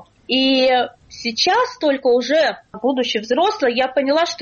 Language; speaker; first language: Russian; native; Russian